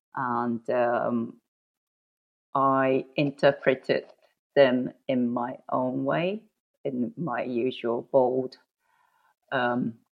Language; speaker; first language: English; non-native, fluent; Japanese